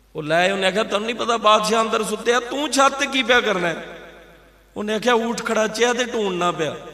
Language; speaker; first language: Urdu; non-native, local second language; Punjabi